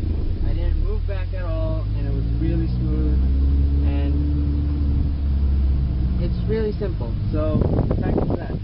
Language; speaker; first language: English; native; English